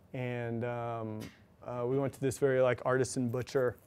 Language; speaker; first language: English; native; English